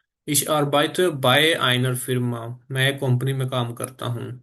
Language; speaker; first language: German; non-native, fluent; Urdu